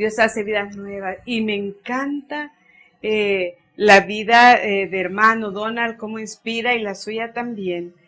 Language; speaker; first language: Spanish; native; Spanish